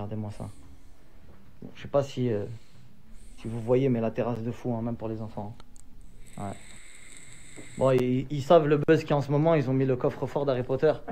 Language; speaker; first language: French; native; French